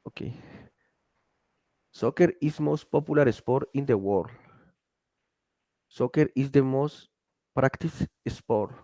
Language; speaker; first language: English; non-native, learner; Spanish